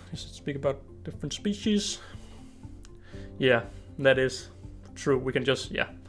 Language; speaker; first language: English; non-native, fluent; Danish